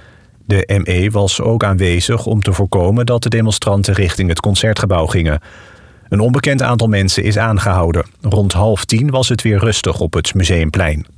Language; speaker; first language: Dutch; native; Dutch